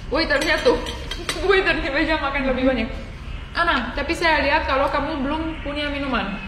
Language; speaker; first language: Indonesian; non-native, fluent; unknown